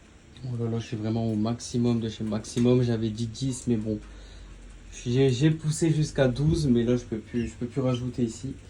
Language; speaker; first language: French; native; French